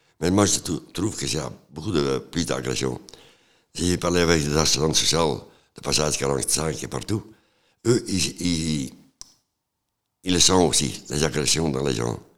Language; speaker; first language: French; non-native, local second language; Dutch